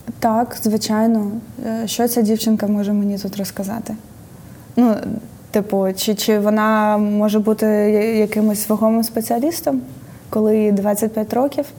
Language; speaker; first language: Ukrainian; native; Ukrainian